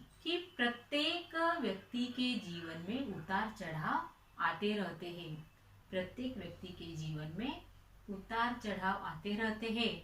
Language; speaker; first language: Hindi; non-native, local second language; Marathi